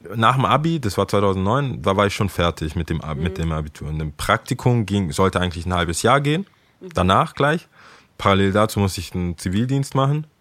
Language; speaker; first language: German; early bilingual, other home language; Akan